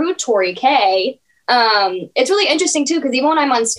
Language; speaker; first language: English; native; English